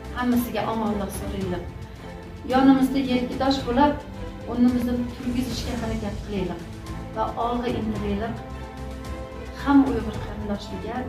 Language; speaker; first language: Uzbek; non-native, local second language; Uyghur